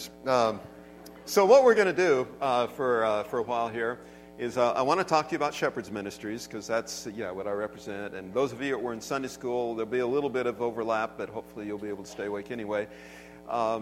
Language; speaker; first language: English; native; English